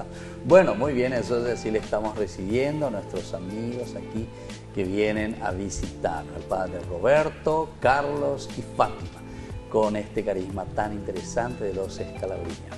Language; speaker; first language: Spanish; native; Spanish